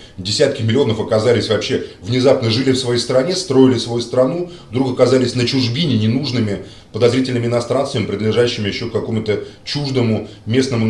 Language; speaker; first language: Russian; native; Russian